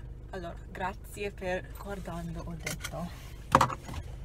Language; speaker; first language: Italian; non-native, learner; English